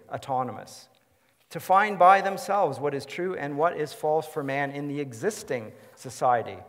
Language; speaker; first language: English; native; English